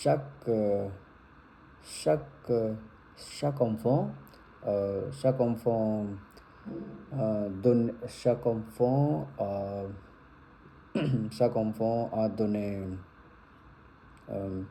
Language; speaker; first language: French; non-native, learner; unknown